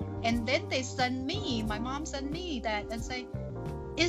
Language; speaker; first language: English; non-native, fluent; Chinese